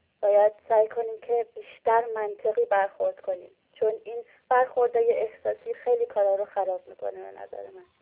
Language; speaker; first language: Persian; early bilingual, heritage; Persian